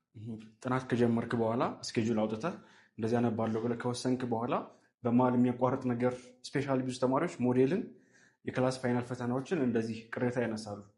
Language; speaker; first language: Amharic; native; Amharic